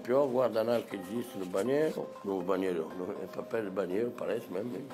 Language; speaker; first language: Portuguese; non-native, fluent; French